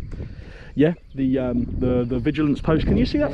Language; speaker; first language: English; native; English